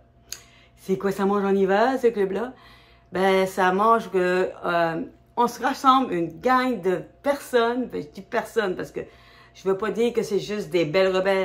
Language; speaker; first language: French; native; French